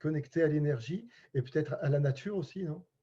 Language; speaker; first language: French; native; French